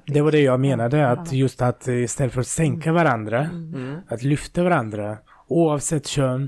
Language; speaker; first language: Swedish; non-native, fluent; Russian